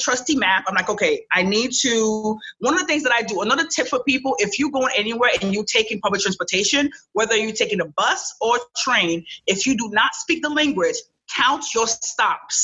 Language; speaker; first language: English; early bilingual, other home language; Haitian Creole